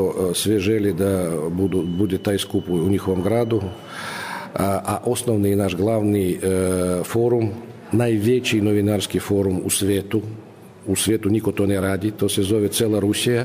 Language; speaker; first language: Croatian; non-native, fluent; Russian